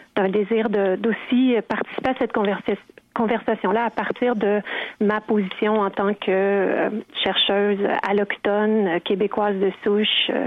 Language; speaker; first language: French; native; French